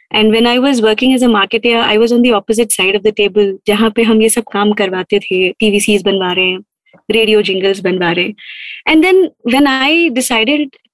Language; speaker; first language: Hindi; native; Hindi